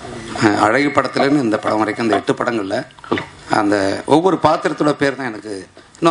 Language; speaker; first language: Tamil; native; Tamil